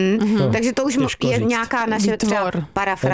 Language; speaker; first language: Czech; native; Czech